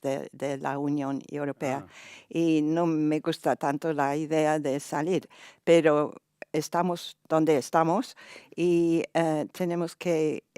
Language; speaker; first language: Spanish; non-native, fluent; English